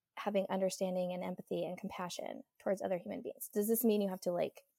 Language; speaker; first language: English; native; English